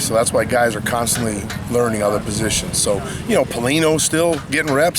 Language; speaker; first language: English; native; English